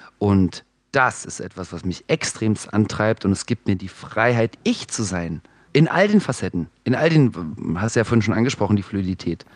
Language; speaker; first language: German; early bilingual, other home language; Russian